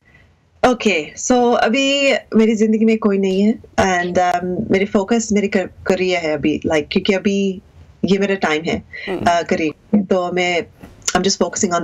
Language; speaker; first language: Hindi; early bilingual, heritage; Hindi